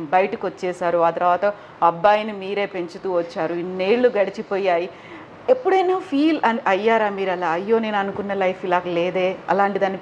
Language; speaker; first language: Telugu; native; Telugu